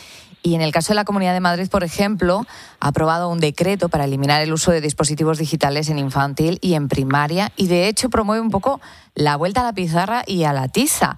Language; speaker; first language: Spanish; native; Spanish